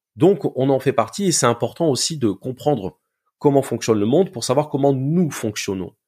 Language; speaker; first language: French; native; French